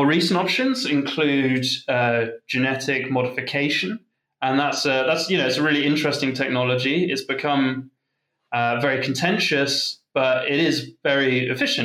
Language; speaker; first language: English; native; English